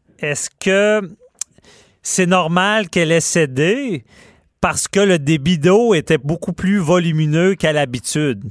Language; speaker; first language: French; native; French